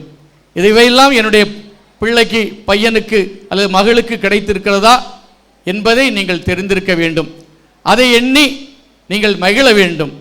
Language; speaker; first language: Tamil; native; Tamil